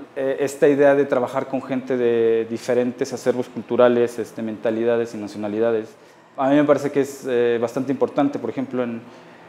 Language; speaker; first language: Spanish; native; Spanish